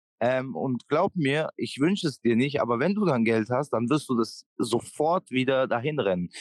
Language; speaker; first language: German; native; German